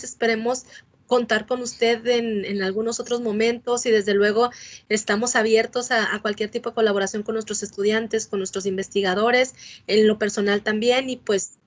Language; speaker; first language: Spanish; native; Spanish